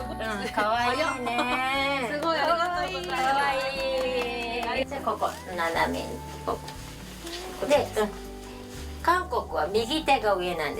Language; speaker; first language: Japanese; native; Japanese